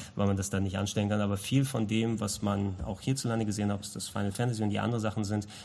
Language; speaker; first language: German; non-native, local second language; Greek